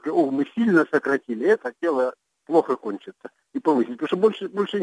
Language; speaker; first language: Russian; native; Russian